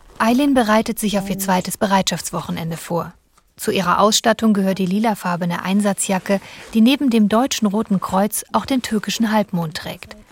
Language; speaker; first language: German; native; German